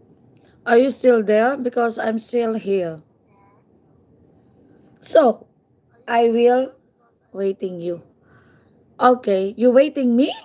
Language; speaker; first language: English; non-native, learner; Filipino